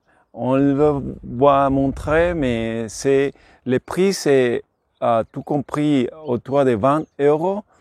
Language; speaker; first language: French; non-native, learner; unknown